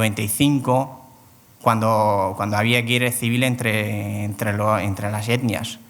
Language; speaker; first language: Spanish; non-native, fluent; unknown